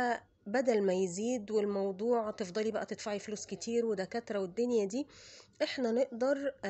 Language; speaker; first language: Arabic; native; Arabic